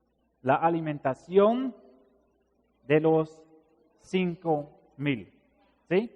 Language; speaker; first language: Spanish; non-native, fluent; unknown